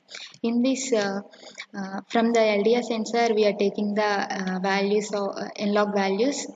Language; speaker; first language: English; non-native, local second language; Telugu